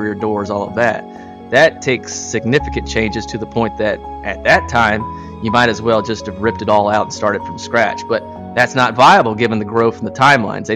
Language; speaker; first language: English; native; English